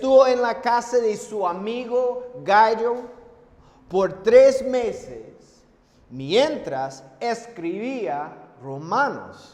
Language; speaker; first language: Spanish; non-native, fluent; English